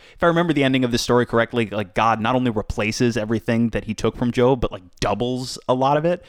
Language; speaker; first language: English; native; English